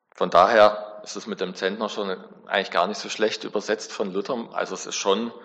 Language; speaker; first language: German; native; German